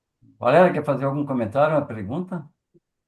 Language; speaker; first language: Portuguese; native; Portuguese